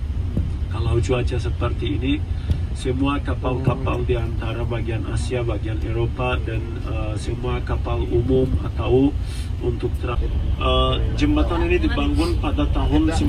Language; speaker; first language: Indonesian; non-native, fluent; Turkish